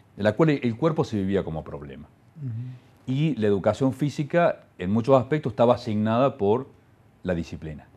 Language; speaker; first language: Spanish; native; Spanish